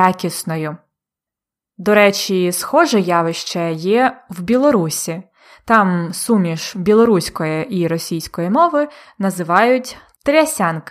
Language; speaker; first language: Ukrainian; native; Ukrainian